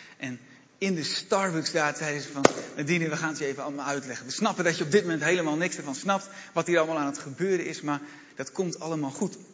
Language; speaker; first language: Dutch; native; Dutch